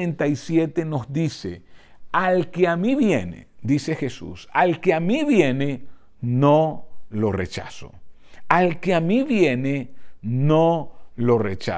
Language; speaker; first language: Spanish; native; Spanish